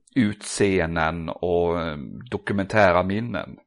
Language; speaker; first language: Swedish; non-native, fluent; Norwegian